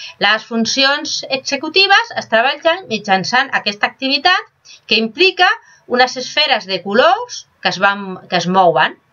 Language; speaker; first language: Catalan; non-native, local second language; Spanish